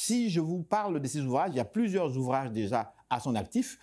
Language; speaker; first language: French; non-native, local second language; Lingala